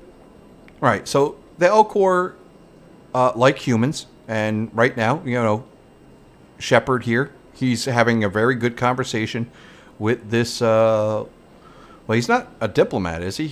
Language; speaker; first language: English; native; English